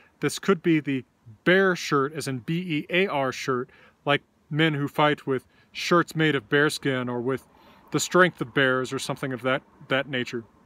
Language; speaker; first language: English; native; English